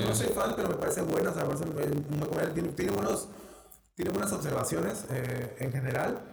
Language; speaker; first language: Spanish; native; Spanish